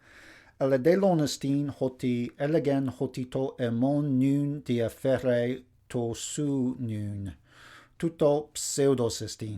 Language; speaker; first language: Greek; non-native, fluent; English